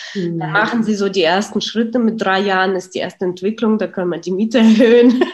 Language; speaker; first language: German; early bilingual, other home language; Russian